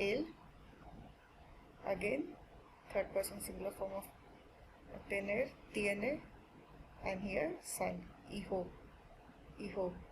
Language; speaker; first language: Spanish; non-native, fluent; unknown